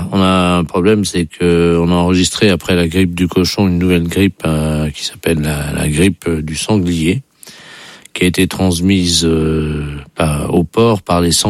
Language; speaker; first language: French; native; French